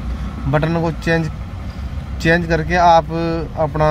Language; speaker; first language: Hindi; non-native, local second language; Punjabi